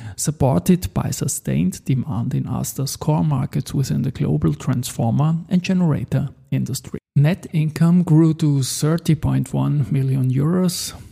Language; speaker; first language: English; non-native, fluent; German